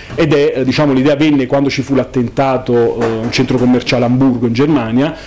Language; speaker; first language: Italian; native; Italian